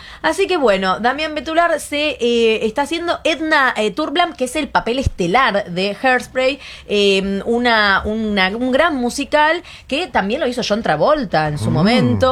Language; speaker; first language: Spanish; native; Spanish